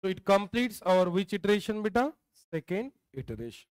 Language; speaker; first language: English; non-native, local second language; Marathi